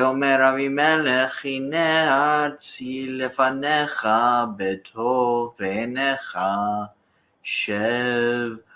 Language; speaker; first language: Hebrew; non-native, learner; English